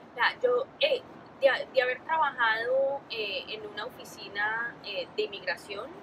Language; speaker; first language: Spanish; early bilingual, heritage; Spanish